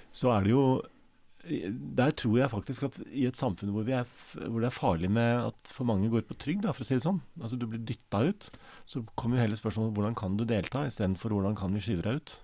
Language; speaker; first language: Norwegian; native; Norwegian